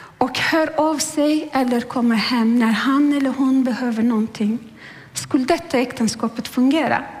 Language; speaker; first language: Swedish; non-native, fluent; Turkish